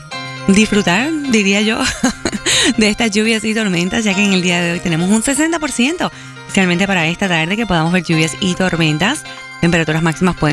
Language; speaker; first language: Spanish; early bilingual, heritage; Spanish